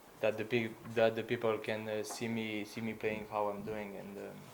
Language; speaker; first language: English; non-native, learner; Slovenian